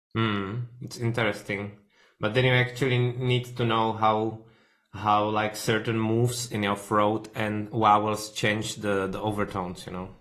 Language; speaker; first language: English; non-native, fluent; Czech